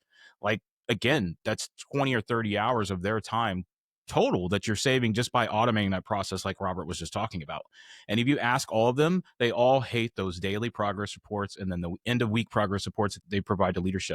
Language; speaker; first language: English; native; English